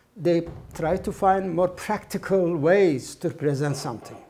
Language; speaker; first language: English; non-native, fluent; Turkish